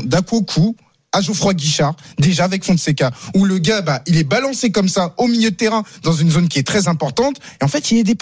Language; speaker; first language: French; native; French